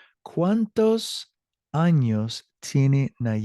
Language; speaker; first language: Spanish; non-native, learner; English